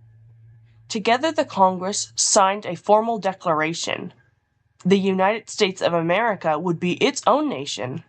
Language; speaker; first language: English; native; English